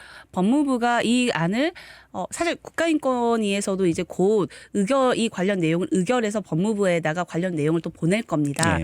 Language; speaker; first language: Korean; native; Korean